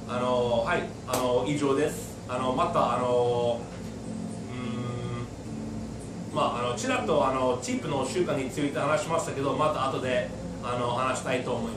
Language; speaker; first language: Japanese; non-native, fluent; English